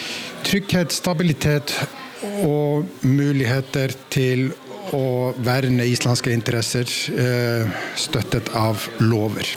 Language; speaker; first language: Norwegian; non-native, fluent; Icelandic